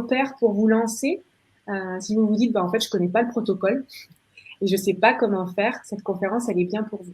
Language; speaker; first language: French; native; French